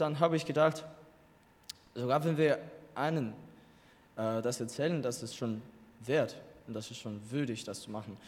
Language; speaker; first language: German; non-native, fluent; Russian